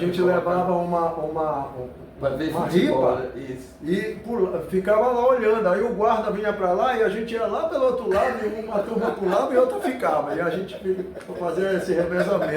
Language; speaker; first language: Portuguese; native; Portuguese